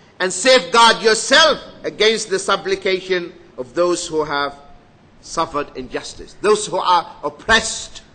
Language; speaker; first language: English; non-native, fluent; Arabic